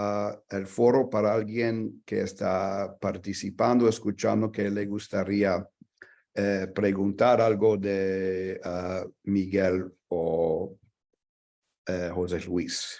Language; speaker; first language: Spanish; non-native, fluent; English